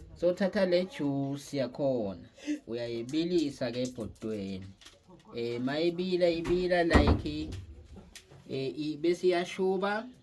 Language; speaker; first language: Zulu; non-native, local second language; Swati